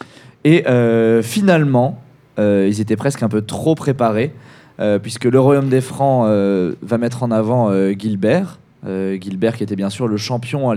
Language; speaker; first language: French; native; French